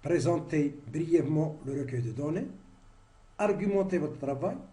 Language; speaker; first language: French; non-native, local second language; Arabic